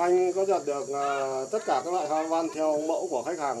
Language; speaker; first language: Vietnamese; native; Vietnamese